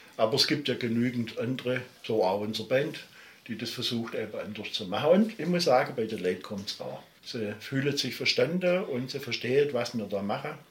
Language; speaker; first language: German; native; German